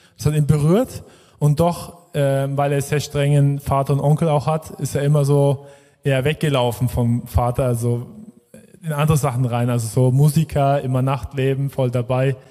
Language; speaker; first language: German; native; German